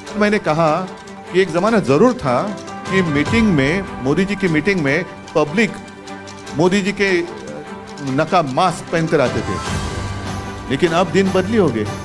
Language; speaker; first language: Hindi; non-native, local second language; Marathi